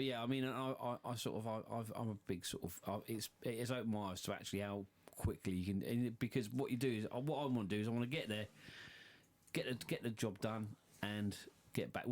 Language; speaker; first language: English; native; English